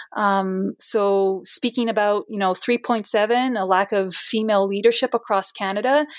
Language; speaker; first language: English; non-native, fluent; Portuguese